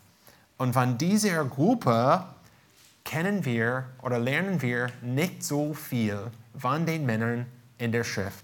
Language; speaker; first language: German; non-native, fluent; English